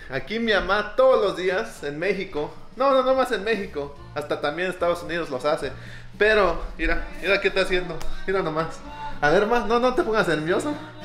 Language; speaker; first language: Spanish; early bilingual, heritage; Spanish